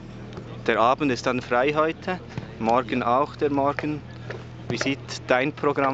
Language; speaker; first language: German; native; German